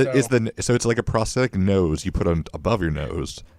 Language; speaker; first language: English; native; English